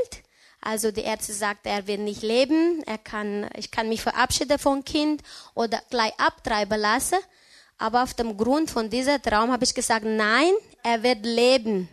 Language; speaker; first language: German; non-native, learner; Romanian